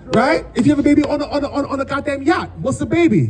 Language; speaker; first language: English; native; English